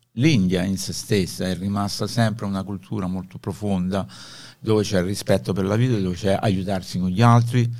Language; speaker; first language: Italian; native; Italian